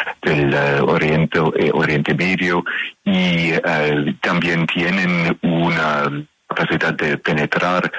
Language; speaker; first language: Spanish; non-native, learner; English